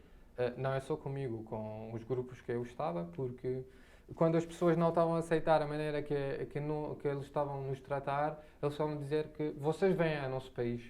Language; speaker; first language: Portuguese; non-native, fluent; Arabic